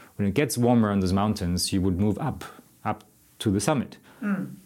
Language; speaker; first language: English; non-native, fluent; German